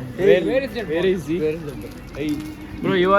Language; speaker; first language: English; non-native, local second language; Kannada